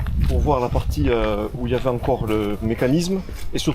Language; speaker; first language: French; native; French